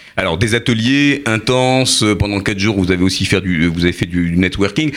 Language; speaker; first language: French; native; French